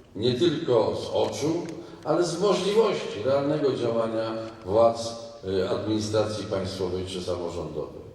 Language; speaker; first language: Polish; native; Polish